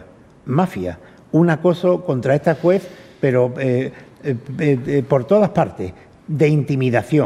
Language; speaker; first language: Spanish; native; Spanish